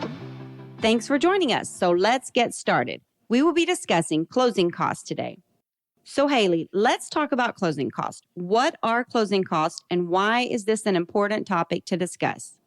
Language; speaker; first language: English; native; English